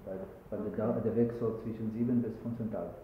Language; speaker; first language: German; non-native, learner; Arabic